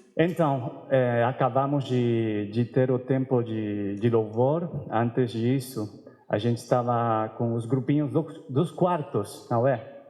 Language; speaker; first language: Portuguese; non-native, fluent; Spanish